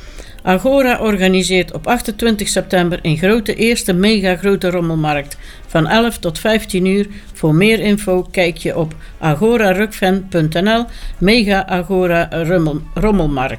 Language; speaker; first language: Dutch; native; Dutch